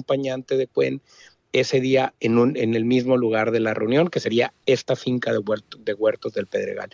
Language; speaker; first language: Spanish; native; Spanish